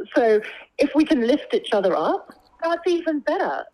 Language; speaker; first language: English; native; English